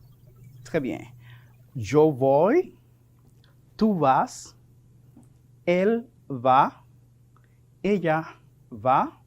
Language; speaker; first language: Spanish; non-native, fluent; French